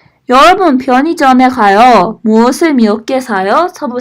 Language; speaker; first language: Korean; non-native, fluent; Persian